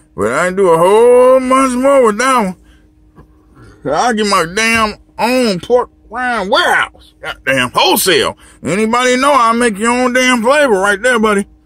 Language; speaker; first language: English; native; English